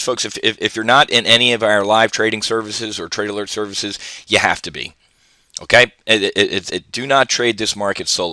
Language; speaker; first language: English; native; English